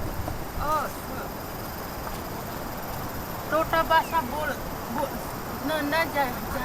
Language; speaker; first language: Hindi; non-native, local second language; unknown